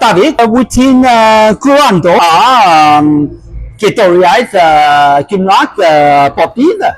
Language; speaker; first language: Welsh; non-native, local second language; English